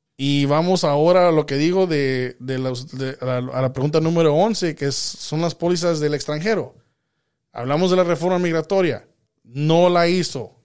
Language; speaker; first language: Spanish; early bilingual, heritage; Spanish